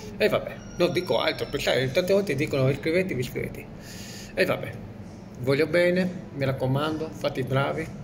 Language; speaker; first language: Italian; native; Italian